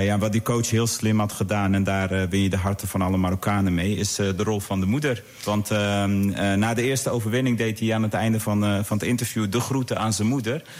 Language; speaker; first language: Dutch; early bilingual, other home language; Arabic